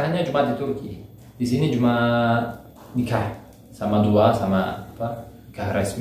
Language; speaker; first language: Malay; non-native, learner; Turkish